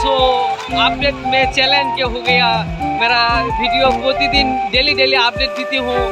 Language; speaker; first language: Hindi; non-native, learner; Bangla